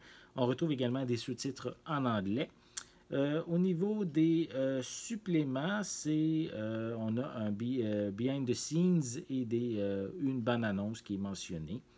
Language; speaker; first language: French; native; French